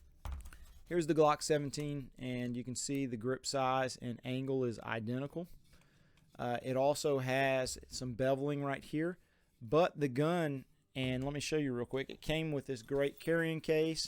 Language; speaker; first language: English; native; English